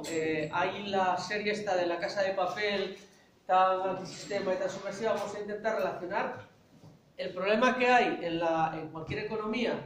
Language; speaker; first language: Spanish; native; Spanish